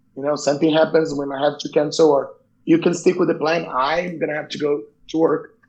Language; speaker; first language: English; non-native, fluent; Portuguese